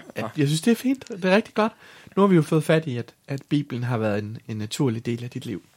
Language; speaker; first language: Danish; native; Danish